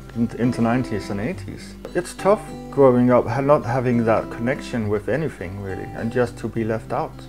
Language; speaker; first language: English; non-native, fluent; Danish